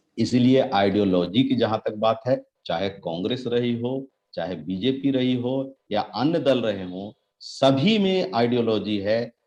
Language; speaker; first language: Hindi; native; Hindi